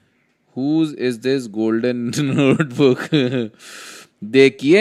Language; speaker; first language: Spanish; non-native, learner; Hindi